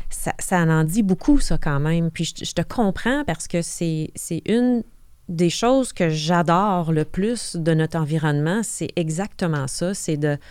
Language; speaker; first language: French; native; French